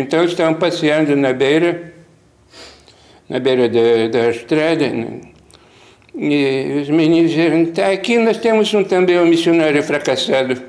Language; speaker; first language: Portuguese; non-native, fluent; Lithuanian